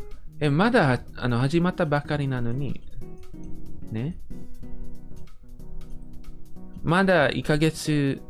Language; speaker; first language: Japanese; non-native, fluent; English